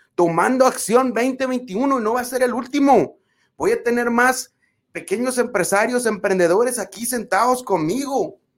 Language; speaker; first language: Spanish; early bilingual, other home language; English